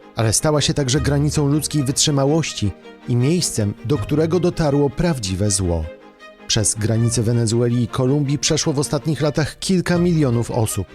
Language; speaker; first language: Polish; native; Polish